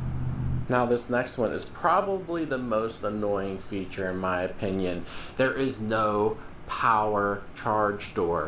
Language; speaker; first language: English; native; English